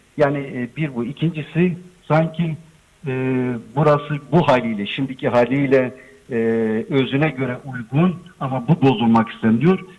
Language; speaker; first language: Turkish; non-native, local second language; Zaza